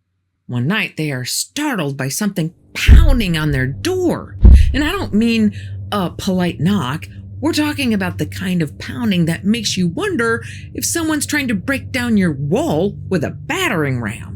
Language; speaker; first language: English; native; English